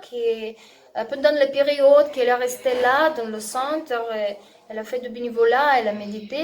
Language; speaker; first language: French; non-native, learner; Russian